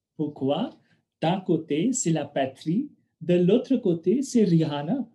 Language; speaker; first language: French; non-native, fluent; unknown